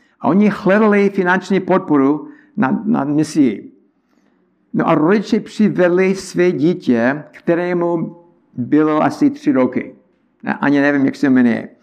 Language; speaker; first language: Czech; non-native, learner; English